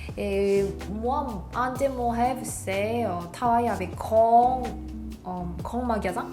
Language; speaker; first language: French; non-native, learner; Korean